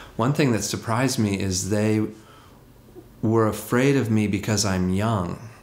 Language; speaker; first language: English; native; English